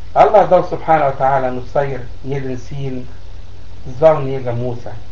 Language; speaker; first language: Bosnian; non-native, learner; Arabic